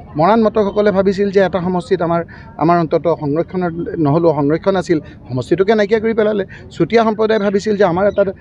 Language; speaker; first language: Assamese; native; Assamese